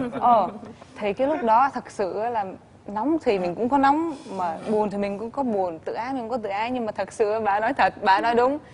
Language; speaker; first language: Vietnamese; early bilingual, heritage; Vietnamese